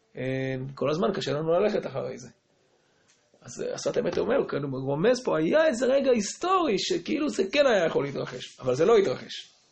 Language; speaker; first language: Hebrew; native; Hebrew